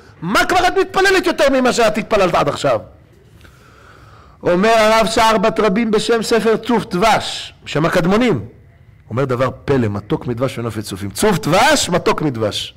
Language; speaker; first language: Hebrew; native; Hebrew